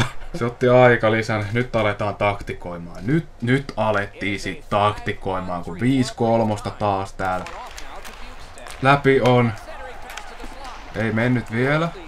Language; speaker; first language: Finnish; native; Finnish